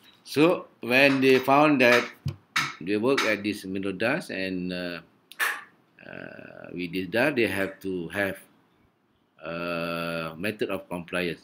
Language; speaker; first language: English; non-native, local second language; Malay